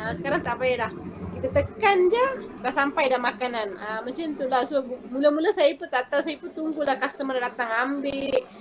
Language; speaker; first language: Malay; non-native, local second language; Tamil